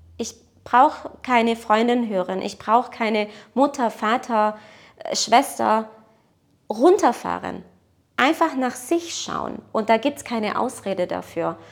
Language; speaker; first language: German; early bilingual, other home language; Portuguese